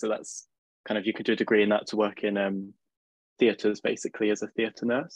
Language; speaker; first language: English; native; English